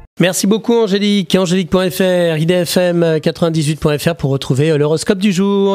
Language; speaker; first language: French; native; French